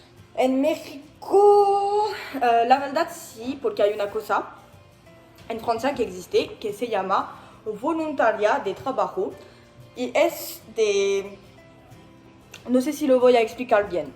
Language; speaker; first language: Spanish; non-native, learner; French